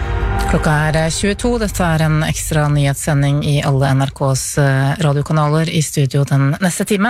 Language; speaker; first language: Norwegian; native; Norwegian